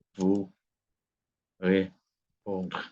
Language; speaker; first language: French; non-native, fluent; Thai